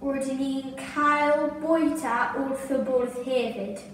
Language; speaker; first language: Welsh; non-native, local second language; English